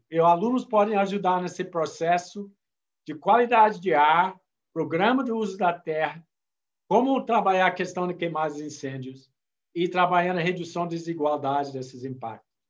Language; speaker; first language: Portuguese; non-native, fluent; English